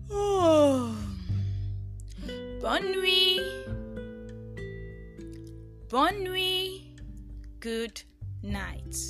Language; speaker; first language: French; non-native, fluent; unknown